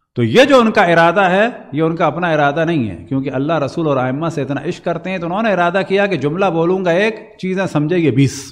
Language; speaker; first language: Urdu; native; Urdu